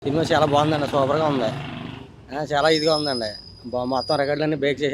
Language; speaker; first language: Telugu; native; Telugu